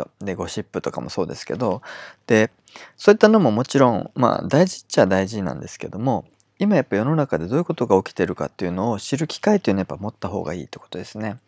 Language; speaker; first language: Japanese; native; Japanese